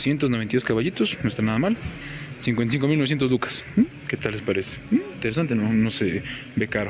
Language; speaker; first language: Spanish; native; Spanish